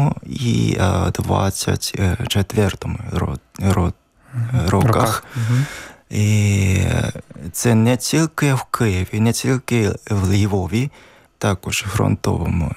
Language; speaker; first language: Ukrainian; non-native, learner; Japanese